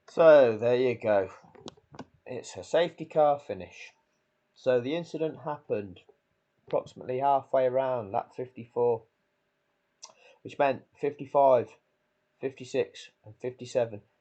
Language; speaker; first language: English; native; English